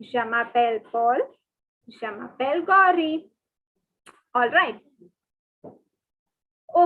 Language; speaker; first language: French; non-native, learner; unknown